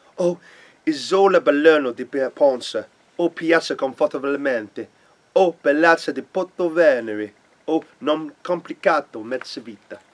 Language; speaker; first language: Italian; non-native, learner; English